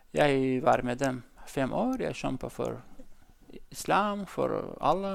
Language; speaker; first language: Norwegian; non-native, learner; Central Kurdish